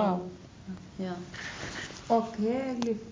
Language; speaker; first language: Dutch; non-native, learner; Arabic